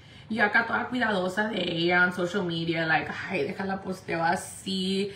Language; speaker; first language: Spanish; early bilingual, heritage; Spanish